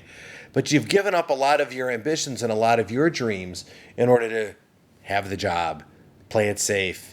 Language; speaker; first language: English; native; English